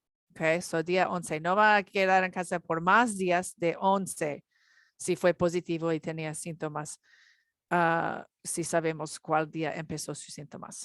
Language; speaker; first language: Spanish; non-native, learner; English